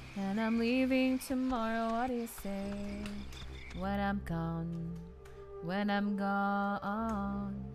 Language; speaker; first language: English; non-native, local second language; Filipino